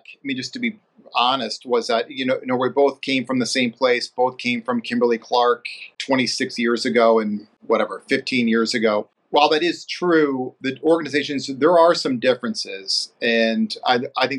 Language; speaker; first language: English; native; English